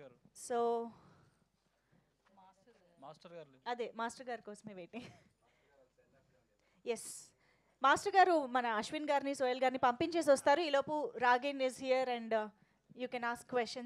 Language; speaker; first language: Telugu; native; Telugu